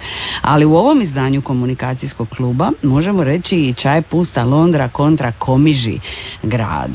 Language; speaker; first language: Serbian; native; Serbian